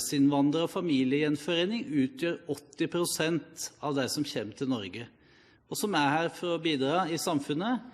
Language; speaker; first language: Norwegian; native; Norwegian